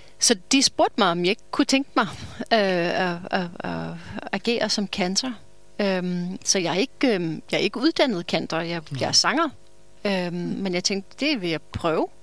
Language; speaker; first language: Danish; non-native, fluent; English